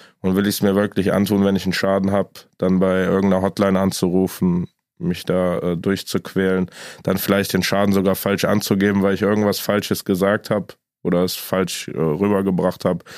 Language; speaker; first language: German; native; German